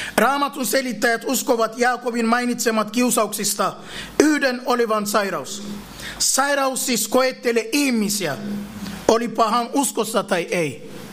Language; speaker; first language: Finnish; non-native, fluent; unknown